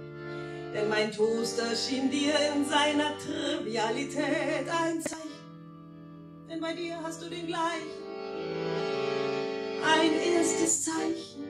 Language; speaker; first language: German; native; German